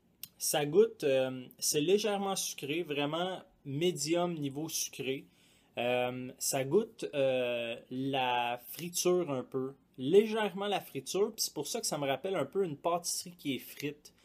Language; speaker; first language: French; native; French